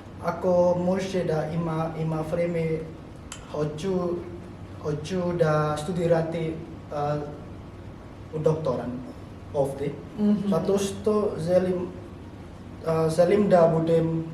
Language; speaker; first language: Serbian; non-native, learner; Indonesian